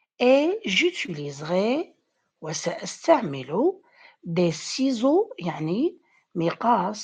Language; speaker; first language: French; non-native, fluent; Arabic